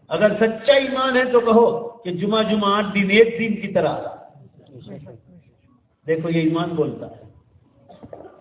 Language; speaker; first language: Urdu; non-native, local second language; Gujarati